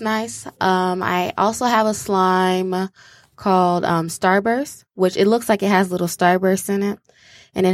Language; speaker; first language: English; native; English